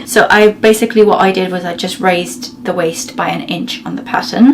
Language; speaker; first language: English; native; English